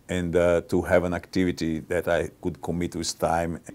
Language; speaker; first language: English; non-native, fluent; Portuguese